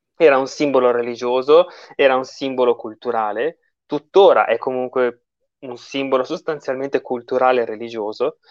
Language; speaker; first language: Italian; native; Italian